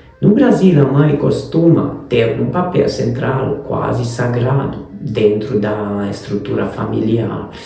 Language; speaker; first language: Portuguese; non-native, fluent; Hungarian